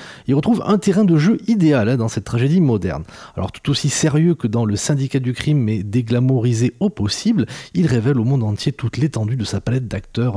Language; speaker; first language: French; native; French